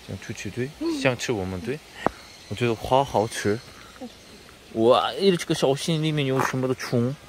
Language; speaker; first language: Chinese; non-native, learner; Russian